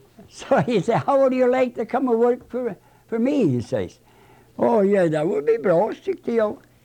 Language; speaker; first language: English; non-native, fluent; Swedish